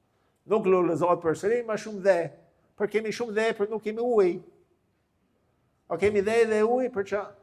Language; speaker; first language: Albanian; non-native, fluent; English